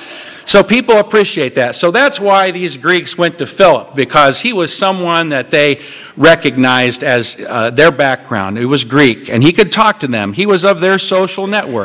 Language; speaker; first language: English; native; English